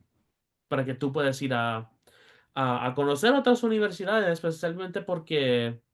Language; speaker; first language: Spanish; early bilingual, heritage; Spanish